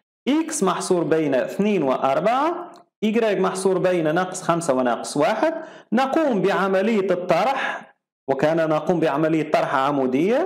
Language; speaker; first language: Arabic; native; Arabic